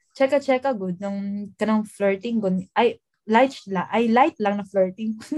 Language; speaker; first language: Filipino; non-native, local second language; Hiligaynon